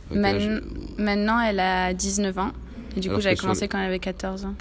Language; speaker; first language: French; non-native, fluent; English